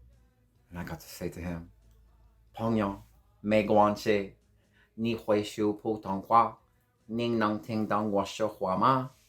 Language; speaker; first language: Chinese; non-native, learner; English